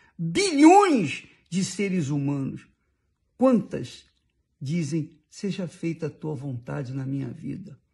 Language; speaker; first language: Portuguese; native; Portuguese